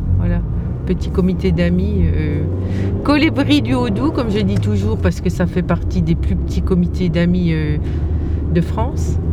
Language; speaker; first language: French; native; French